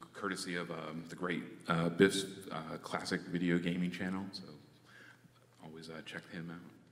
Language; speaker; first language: English; native; English